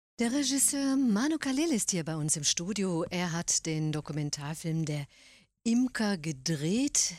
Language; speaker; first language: German; native; German